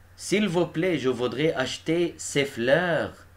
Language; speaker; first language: French; non-native, fluent; Arabic